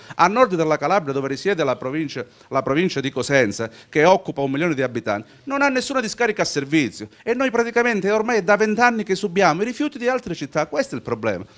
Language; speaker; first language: Italian; native; Italian